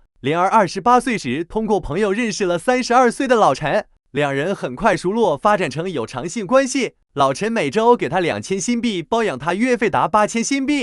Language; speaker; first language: Chinese; native; Chinese